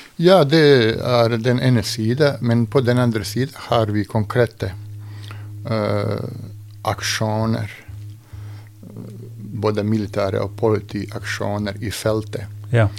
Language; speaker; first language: Norwegian; non-native, fluent; Bosnian